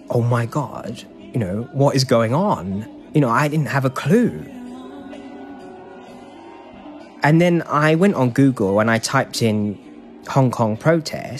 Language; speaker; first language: English; native; English